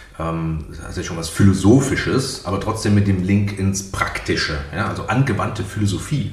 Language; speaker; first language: German; native; German